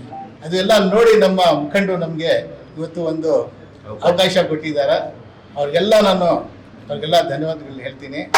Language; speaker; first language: Kannada; non-native, local second language; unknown